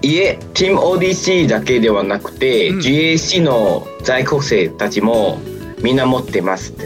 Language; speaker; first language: Japanese; non-native, fluent; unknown